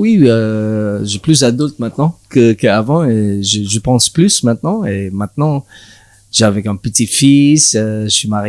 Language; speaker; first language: French; non-native, learner; English